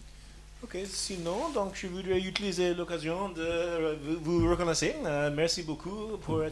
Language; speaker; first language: French; non-native, fluent; English